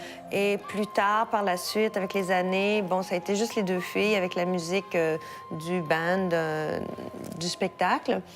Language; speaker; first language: French; native; French